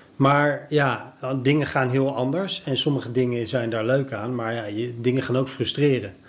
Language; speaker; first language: Dutch; native; Dutch